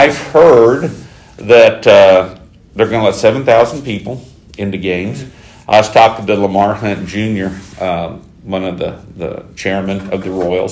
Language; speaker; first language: English; native; English